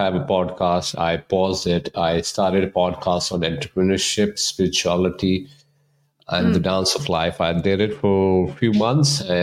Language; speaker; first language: English; non-native, local second language; Punjabi